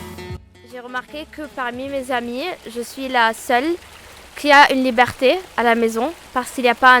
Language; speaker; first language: French; non-native, local second language; Arabic